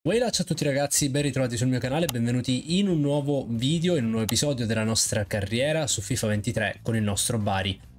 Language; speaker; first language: Italian; native; Italian